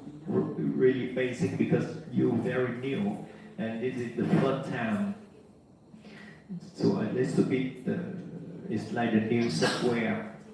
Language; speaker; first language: English; non-native, learner; Vietnamese